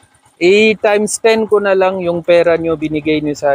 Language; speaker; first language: Filipino; non-native, learner; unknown